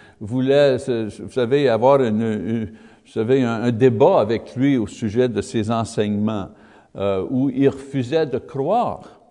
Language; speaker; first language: French; native; French